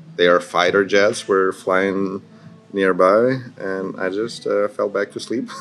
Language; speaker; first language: English; non-native, fluent; Ukrainian